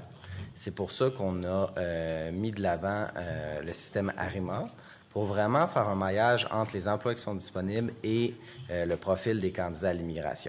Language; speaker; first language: French; native; French